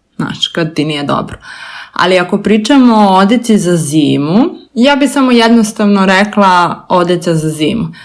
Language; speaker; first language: Serbian; native; Serbian